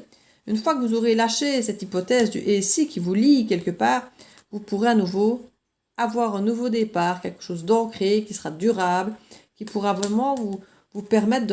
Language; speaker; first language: French; native; French